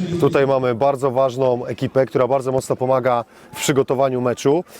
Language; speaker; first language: Polish; native; Polish